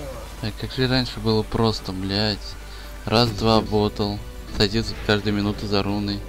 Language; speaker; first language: Russian; native; Russian